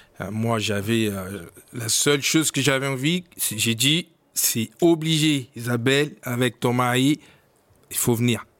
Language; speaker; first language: French; non-native, fluent; Portuguese